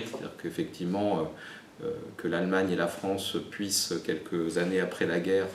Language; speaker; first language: French; native; French